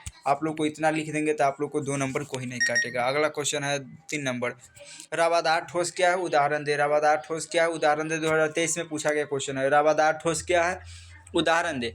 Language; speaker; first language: Hindi; native; Hindi